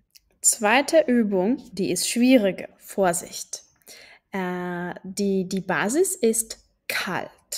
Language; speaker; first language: German; non-native, fluent; Czech